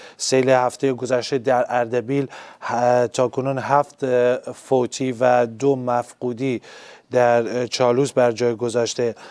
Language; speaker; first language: Persian; non-native, local second language; Central Kurdish